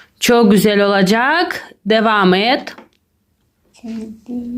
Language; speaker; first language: Turkish; non-native, learner; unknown